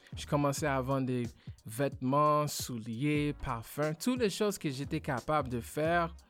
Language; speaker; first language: French; non-native, fluent; English